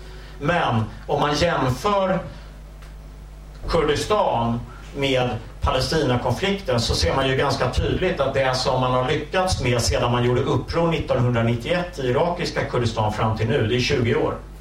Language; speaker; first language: Swedish; native; Swedish